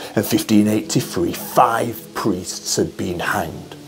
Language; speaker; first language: English; native; English